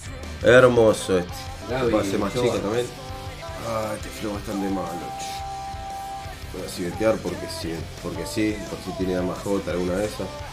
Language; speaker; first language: Spanish; native; Spanish